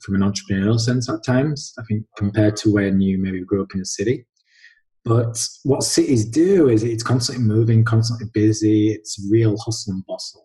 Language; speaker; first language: English; native; English